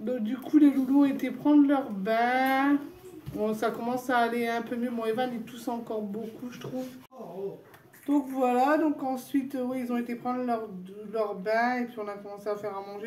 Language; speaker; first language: French; native; French